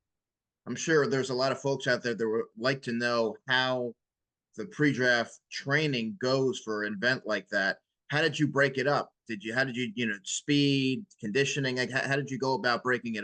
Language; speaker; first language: English; native; English